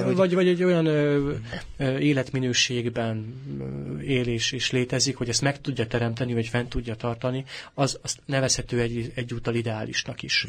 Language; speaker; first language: Hungarian; native; Hungarian